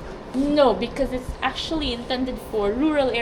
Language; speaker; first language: English; non-native, local second language; Filipino